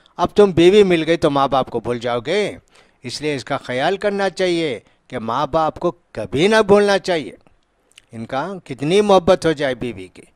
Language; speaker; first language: Urdu; native; Urdu